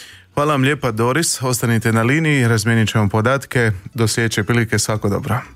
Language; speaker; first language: Croatian; native; Croatian